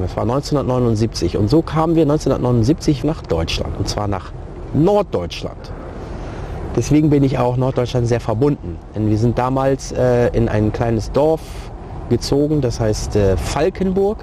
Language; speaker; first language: German; early bilingual, other home language; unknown